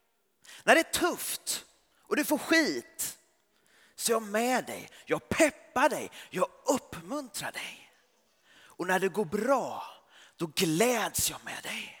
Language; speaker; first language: Swedish; early bilingual, heritage; Swedish